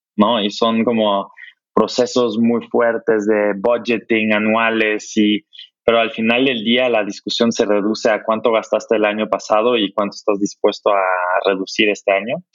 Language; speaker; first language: Spanish; non-native, fluent; German